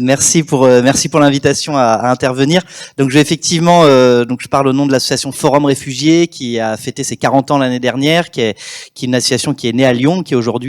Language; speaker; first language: French; native; French